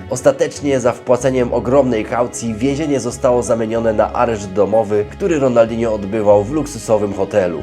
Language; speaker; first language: Polish; native; Polish